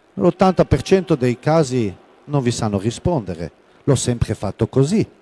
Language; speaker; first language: Italian; non-native, local second language; German